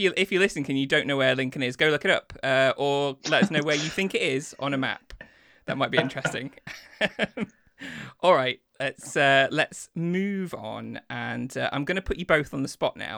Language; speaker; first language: English; native; English